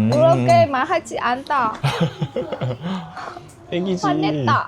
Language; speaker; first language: Korean; non-native, learner; Vietnamese